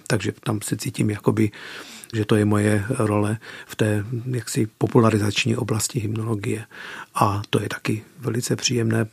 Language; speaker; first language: Czech; early bilingual, heritage; Czech